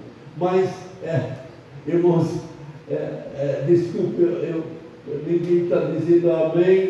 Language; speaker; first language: Portuguese; non-native, fluent; English